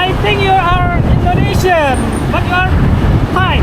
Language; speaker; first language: English; non-native, learner; Indonesian